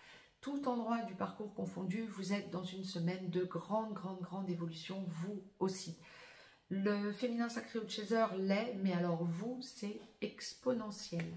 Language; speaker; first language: French; native; French